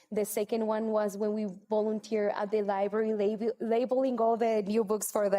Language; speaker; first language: English; non-native, fluent; Spanish